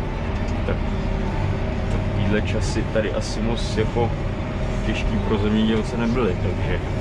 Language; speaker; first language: Czech; native; Czech